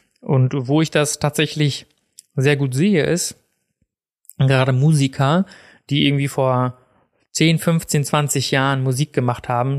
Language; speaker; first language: German; native; German